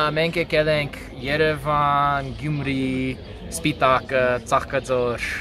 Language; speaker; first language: Armenian; non-native, learner; English